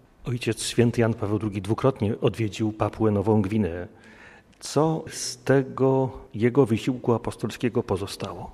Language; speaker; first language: Polish; native; Polish